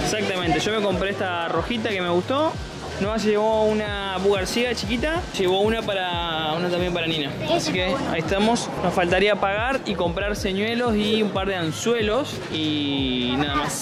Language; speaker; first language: Spanish; native; Spanish